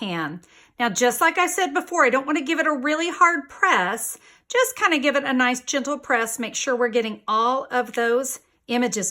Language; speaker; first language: English; native; English